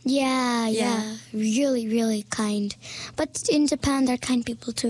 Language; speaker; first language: English; non-native, fluent; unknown